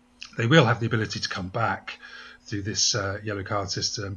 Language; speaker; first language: English; native; English